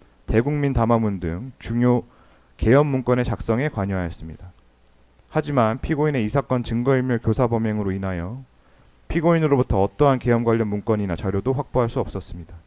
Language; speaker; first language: Korean; native; Korean